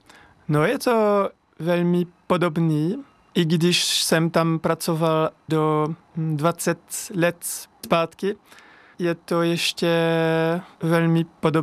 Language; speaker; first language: Czech; non-native, fluent; French